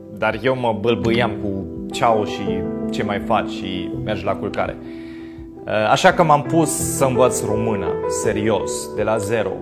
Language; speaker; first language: Romanian; non-native, fluent; German